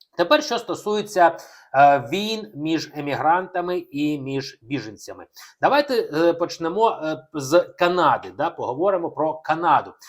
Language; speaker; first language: Ukrainian; non-native, local second language; Russian